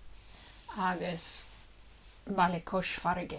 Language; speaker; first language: Irish; non-native, learner; English